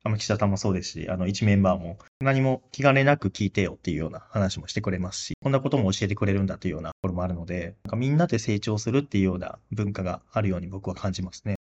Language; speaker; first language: Japanese; native; Japanese